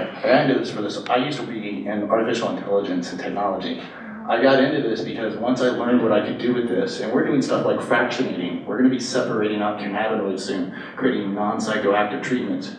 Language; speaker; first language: English; native; English